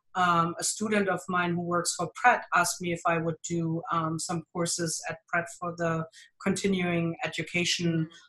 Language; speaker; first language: English; non-native, fluent; German